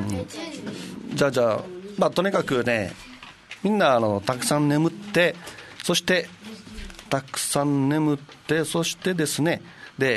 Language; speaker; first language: Japanese; native; Japanese